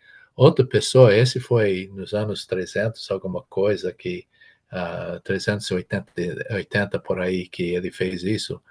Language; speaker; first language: Portuguese; non-native, fluent; English